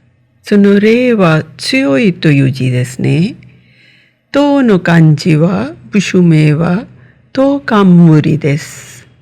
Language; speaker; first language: Japanese; non-native, fluent; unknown